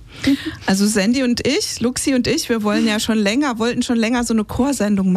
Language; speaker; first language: German; native; German